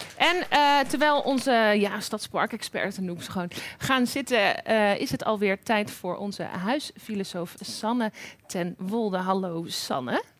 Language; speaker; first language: Dutch; native; Dutch